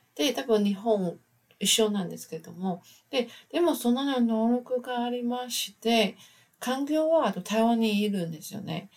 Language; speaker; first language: Japanese; non-native, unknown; Chinese